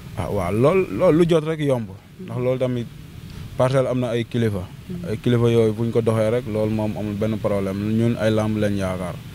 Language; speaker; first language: Wolof; non-native, local second language; Serer